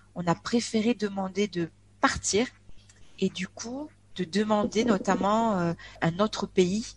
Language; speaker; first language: French; native; French